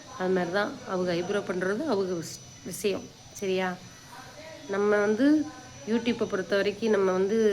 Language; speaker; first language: Tamil; native; Tamil